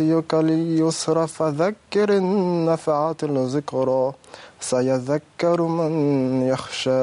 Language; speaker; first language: Arabic; non-native, learner; French